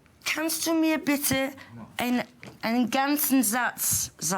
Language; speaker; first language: German; non-native, fluent; English